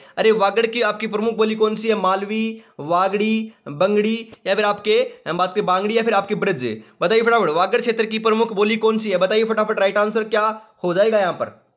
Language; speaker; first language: Hindi; native; Hindi